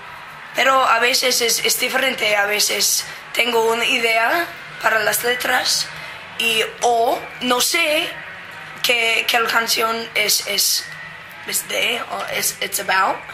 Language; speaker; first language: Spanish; non-native, learner; English